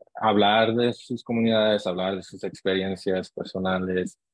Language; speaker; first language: Spanish; early bilingual, heritage; Spanish